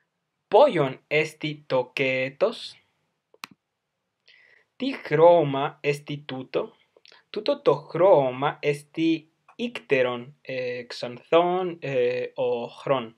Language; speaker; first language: Greek; non-native, fluent; Spanish